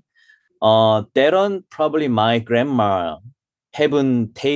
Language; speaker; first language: English; non-native, learner; Korean